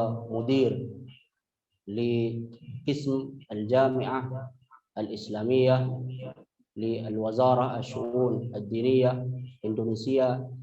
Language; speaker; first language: Arabic; non-native, fluent; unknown